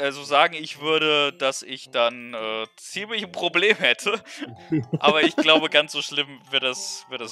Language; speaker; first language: German; native; German